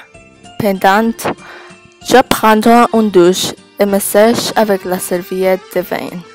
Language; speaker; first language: French; non-native, learner; English